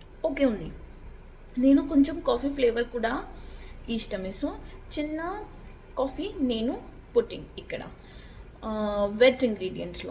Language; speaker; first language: Telugu; non-native, learner; Marathi